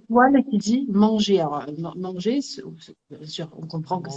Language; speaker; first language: French; native; French